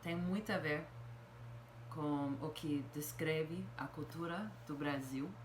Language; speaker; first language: Portuguese; non-native, fluent; English